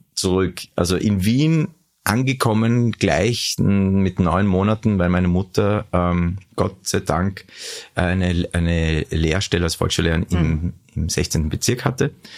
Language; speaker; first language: German; early bilingual, other home language; Arabic